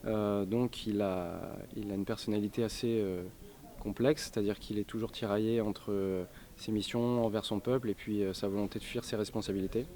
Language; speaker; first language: French; native; French